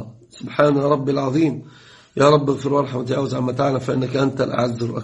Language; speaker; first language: Arabic; native; Arabic